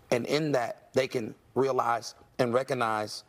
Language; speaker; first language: English; native; English